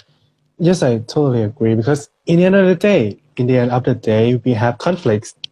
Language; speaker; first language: English; non-native, fluent; Thai